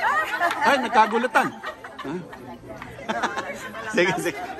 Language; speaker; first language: Filipino; native; Filipino